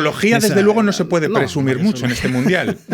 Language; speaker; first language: Spanish; native; Spanish